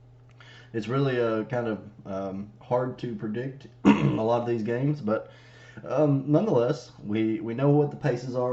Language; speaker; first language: English; native; English